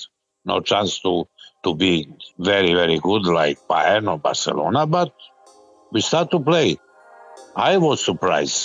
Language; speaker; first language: English; non-native, learner; Serbian